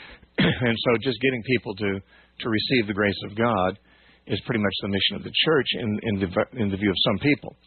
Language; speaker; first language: English; native; English